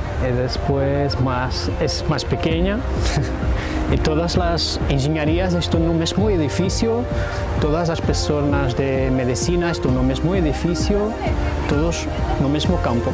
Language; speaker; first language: Spanish; non-native, fluent; Portuguese